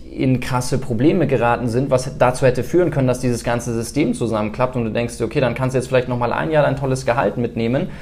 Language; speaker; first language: German; native; German